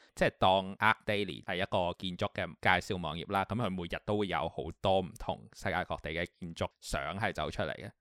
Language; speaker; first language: Cantonese; native; Cantonese